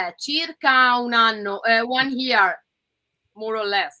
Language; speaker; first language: English; non-native, learner; Italian